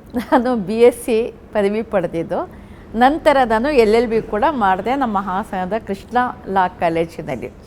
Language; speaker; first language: Kannada; non-native, local second language; Urdu